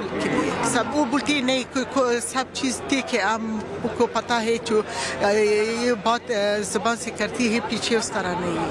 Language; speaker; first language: Hindi; non-native, learner; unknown